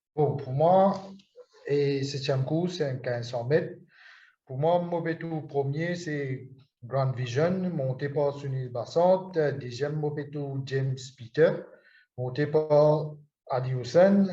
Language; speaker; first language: French; non-native, local second language; Morisyen